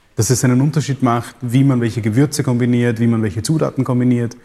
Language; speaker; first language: German; early bilingual, other home language; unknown